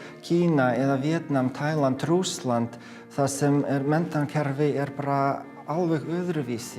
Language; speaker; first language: Icelandic; non-native, fluent; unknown